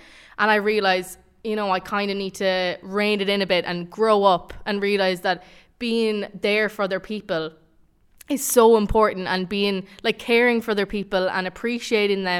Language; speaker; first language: English; native; English